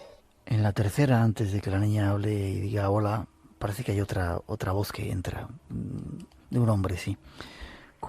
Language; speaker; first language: Spanish; native; Spanish